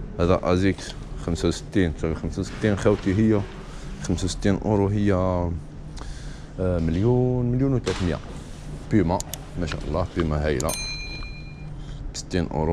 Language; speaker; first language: Arabic; native; Arabic